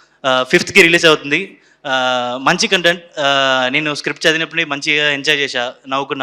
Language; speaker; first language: Telugu; non-native, local second language; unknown